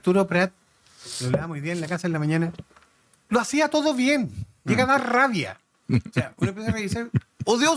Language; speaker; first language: Spanish; native; Spanish